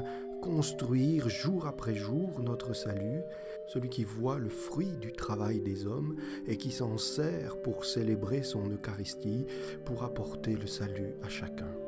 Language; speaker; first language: French; native; French